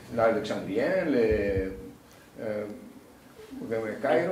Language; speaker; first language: French; non-native, fluent; Greek